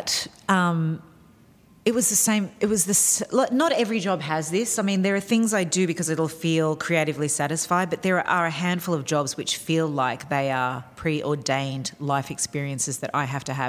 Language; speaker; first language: English; native; English